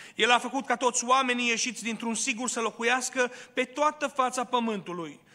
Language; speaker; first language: Romanian; early bilingual, other home language; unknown